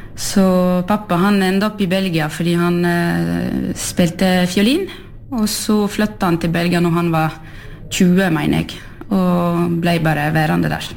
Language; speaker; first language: Norwegian; early bilingual, heritage; Norwegian